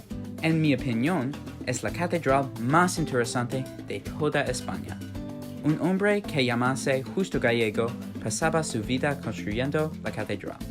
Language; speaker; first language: Spanish; non-native, learner; English